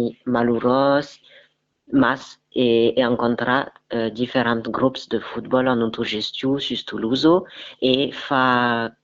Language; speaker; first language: Catalan; non-native, learner; French